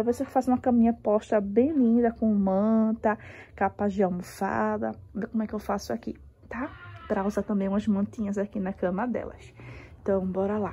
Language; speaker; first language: Portuguese; native; Portuguese